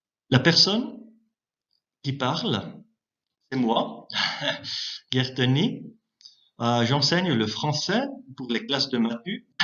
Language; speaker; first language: French; non-native, local second language; German